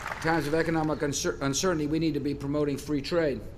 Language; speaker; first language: English; native; English